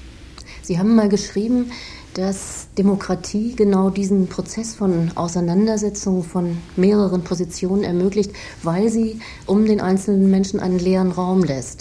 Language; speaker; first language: German; native; German